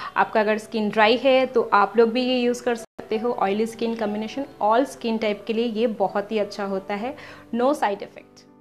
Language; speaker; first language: Hindi; non-native, local second language; Bangla